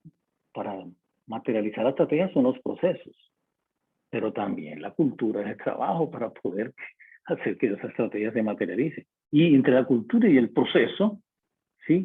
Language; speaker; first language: Spanish; native; Spanish